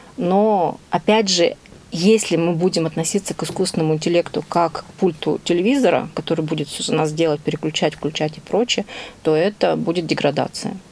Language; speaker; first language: Russian; native; Russian